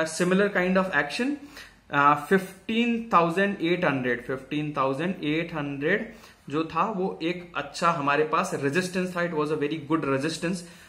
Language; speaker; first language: Hindi; native; Hindi